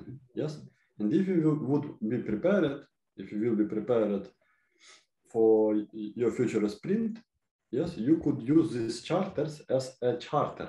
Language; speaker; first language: English; non-native, fluent; Ukrainian